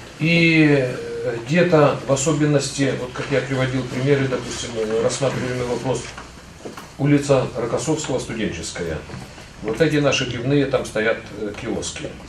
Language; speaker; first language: Russian; native; Russian